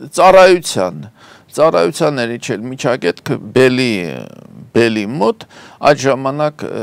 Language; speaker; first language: Armenian; native; Armenian